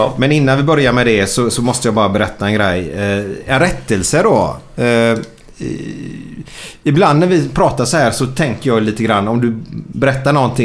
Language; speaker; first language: Swedish; native; Swedish